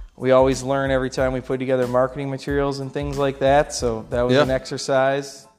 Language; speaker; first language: English; native; English